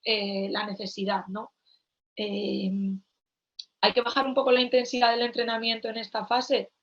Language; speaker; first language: Spanish; native; Spanish